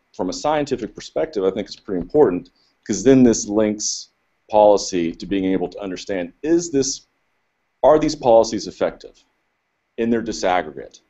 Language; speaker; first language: English; native; English